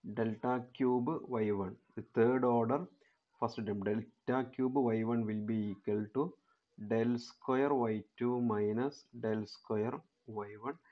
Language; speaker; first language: English; non-native, local second language; Malayalam